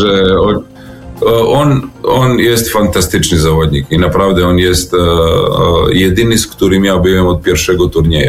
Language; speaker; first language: Polish; non-native, learner; Serbian